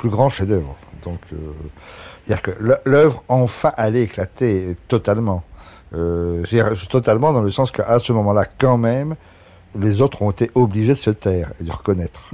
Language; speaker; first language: French; native; French